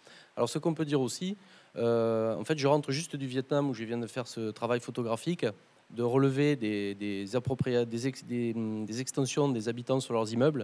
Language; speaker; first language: French; native; French